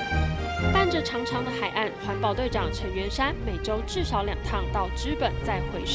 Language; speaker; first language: Chinese; native; Chinese